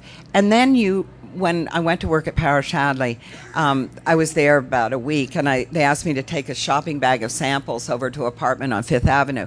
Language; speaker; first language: English; native; English